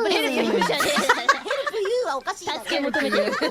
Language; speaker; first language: Japanese; native; Japanese